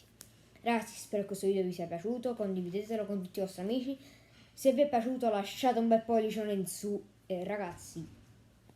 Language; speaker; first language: Italian; native; Italian